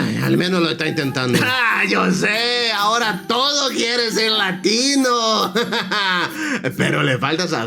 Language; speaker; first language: Spanish; non-native, learner; Portuguese